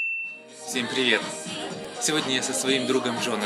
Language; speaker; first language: Russian; native; Russian